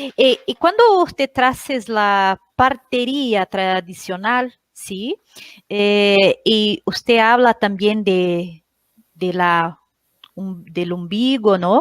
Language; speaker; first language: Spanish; non-native, learner; Portuguese